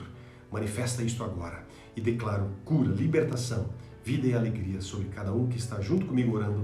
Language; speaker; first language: Portuguese; native; Portuguese